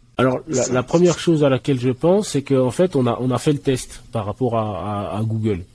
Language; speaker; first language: French; early bilingual, other home language; Haitian Creole